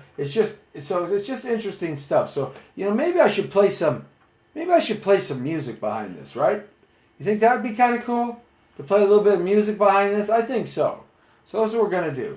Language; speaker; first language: English; native; English